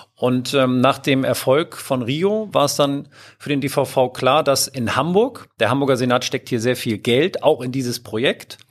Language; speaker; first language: German; native; German